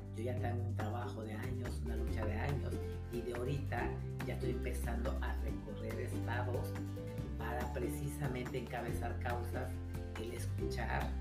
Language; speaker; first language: Spanish; native; Spanish